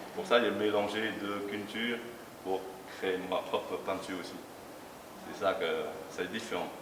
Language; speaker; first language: French; non-native, learner; Chinese